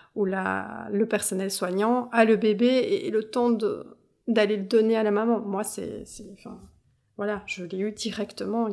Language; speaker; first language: French; native; French